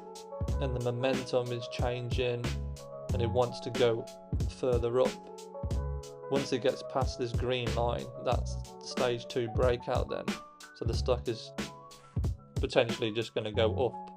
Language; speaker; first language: English; native; English